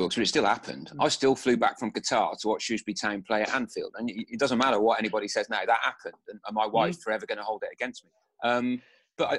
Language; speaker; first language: English; native; English